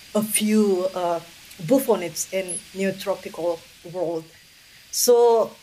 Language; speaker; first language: English; non-native, fluent; Indonesian